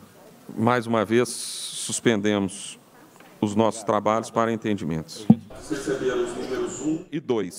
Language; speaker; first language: Portuguese; native; Portuguese